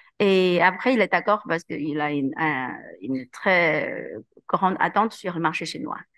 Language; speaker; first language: French; non-native, learner; Chinese